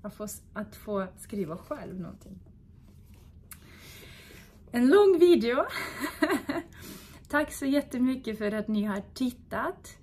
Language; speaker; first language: Swedish; non-native, fluent; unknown